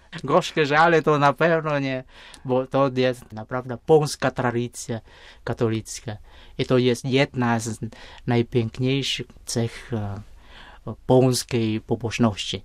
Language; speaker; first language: Polish; non-native, fluent; Vietnamese